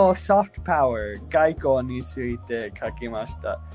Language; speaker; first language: Japanese; non-native, fluent; English